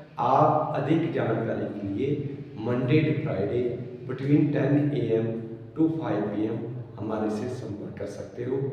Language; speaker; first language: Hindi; non-native, local second language; Punjabi